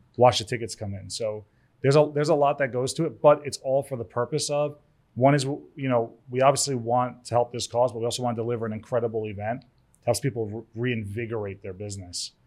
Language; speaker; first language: English; early bilingual, other home language; Turkish